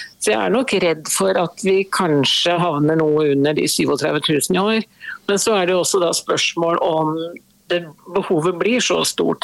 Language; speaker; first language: Norwegian; native; Norwegian